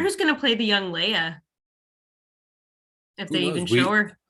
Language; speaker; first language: English; native; English